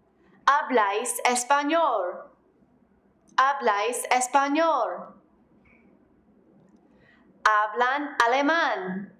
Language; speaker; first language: Spanish; non-native, fluent; English